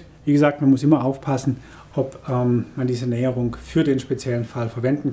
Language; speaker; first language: German; native; German